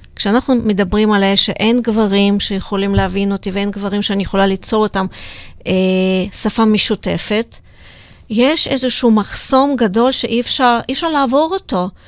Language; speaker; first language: Hebrew; non-native, fluent; Russian